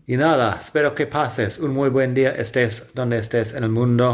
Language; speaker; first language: Spanish; non-native, fluent; English